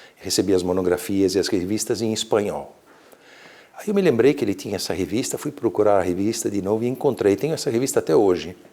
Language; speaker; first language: Portuguese; early bilingual, other home language; Italian